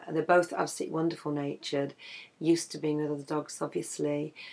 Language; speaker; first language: English; native; English